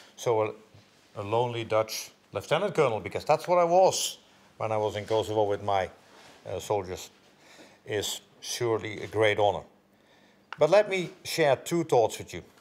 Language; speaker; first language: English; non-native, fluent; Dutch